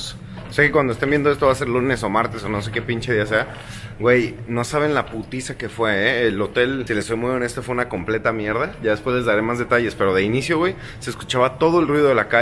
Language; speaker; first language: Spanish; native; Spanish